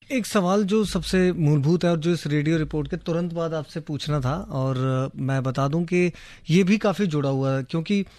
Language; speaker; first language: Hindi; native; Hindi